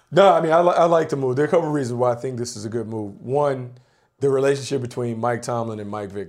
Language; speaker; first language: English; native; English